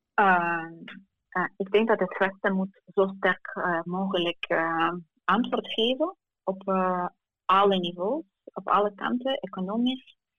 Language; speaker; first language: Dutch; non-native, fluent; Ukrainian